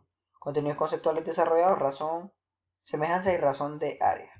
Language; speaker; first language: Spanish; native; Spanish